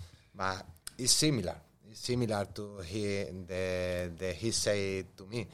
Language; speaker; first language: English; non-native, learner; Spanish